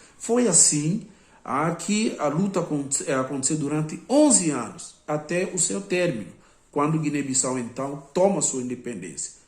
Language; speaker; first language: Portuguese; non-native, local second language; Upper Guinea Crioulo